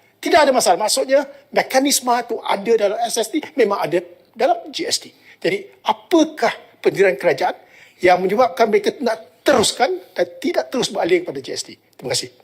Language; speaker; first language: Malay; non-native, local second language; Chinese